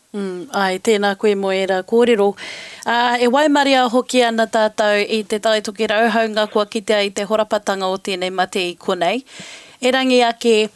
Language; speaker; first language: Māori; native; Māori